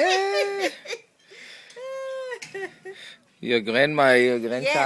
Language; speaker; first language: English; non-native, learner; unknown